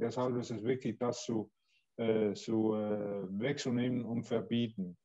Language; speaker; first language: German; non-native, learner; Danish